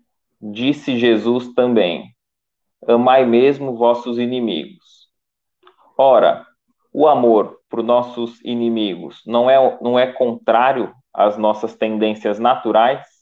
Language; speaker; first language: Portuguese; native; Portuguese